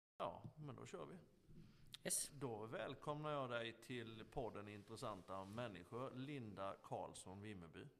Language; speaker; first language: Swedish; native; Swedish